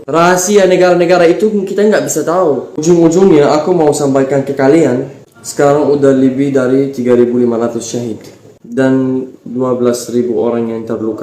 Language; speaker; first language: Indonesian; non-native, fluent; Arabic